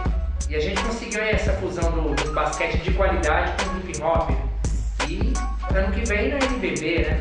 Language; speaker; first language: Portuguese; native; Portuguese